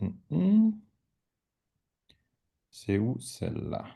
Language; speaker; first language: French; non-native, fluent; German